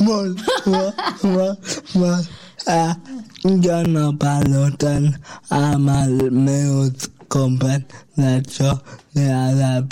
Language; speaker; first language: Catalan; non-native, local second language; Spanish